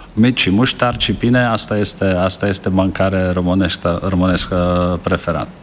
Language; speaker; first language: Romanian; non-native, learner; Czech